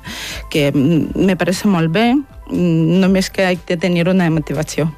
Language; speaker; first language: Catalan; non-native, learner; Russian